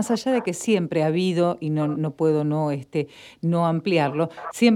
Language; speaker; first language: Spanish; native; Spanish